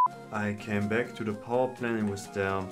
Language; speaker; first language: English; non-native, learner; German